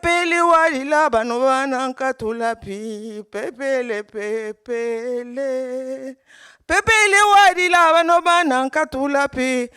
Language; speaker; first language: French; non-native, local second language; Swahili